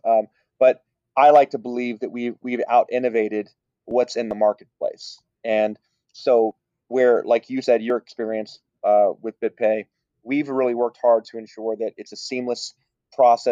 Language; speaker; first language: English; native; English